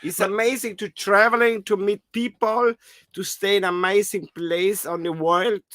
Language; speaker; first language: English; non-native, learner; German